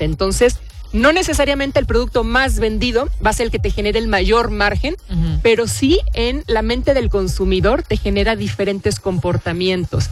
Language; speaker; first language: Spanish; native; Spanish